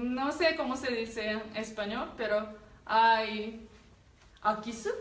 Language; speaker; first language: Spanish; non-native, learner; Japanese